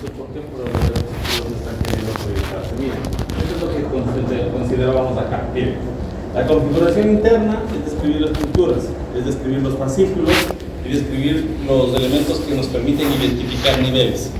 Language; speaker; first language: Spanish; native; Spanish